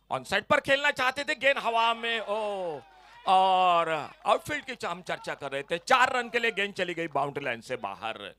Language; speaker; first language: Hindi; non-native, local second language; Konkani